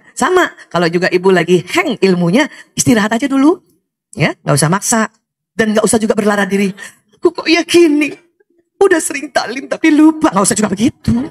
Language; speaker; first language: Indonesian; native; Indonesian